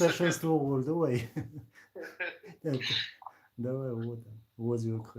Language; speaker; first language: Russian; non-native, local second language; Chechen